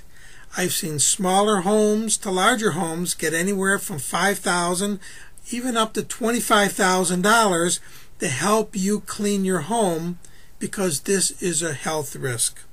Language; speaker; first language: English; native; English